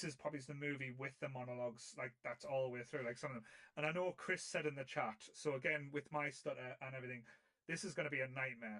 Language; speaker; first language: English; native; English